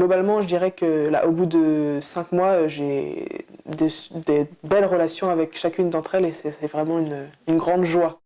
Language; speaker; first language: French; native; French